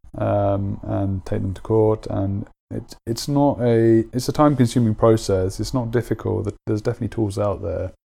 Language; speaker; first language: English; native; English